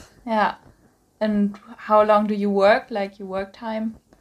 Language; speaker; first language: English; non-native, fluent; German